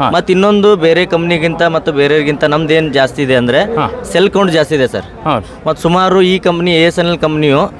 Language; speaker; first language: Kannada; native; Kannada